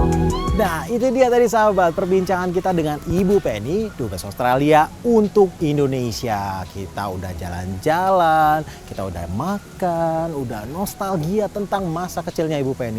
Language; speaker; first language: Indonesian; native; Indonesian